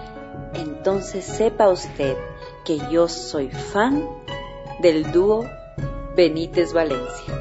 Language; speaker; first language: Spanish; native; Spanish